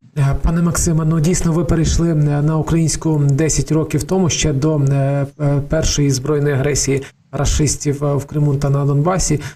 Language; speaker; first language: Ukrainian; native; Ukrainian